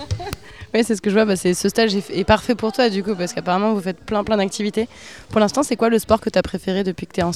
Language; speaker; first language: French; native; French